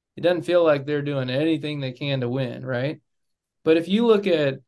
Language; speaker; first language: English; native; English